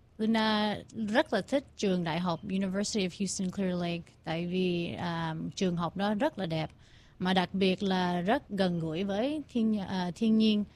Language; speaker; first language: Vietnamese; early bilingual, heritage; Vietnamese